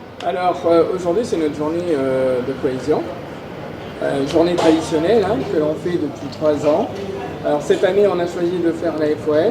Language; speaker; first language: French; native; French